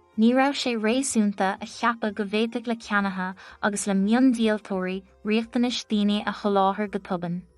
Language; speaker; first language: Irish; native; Irish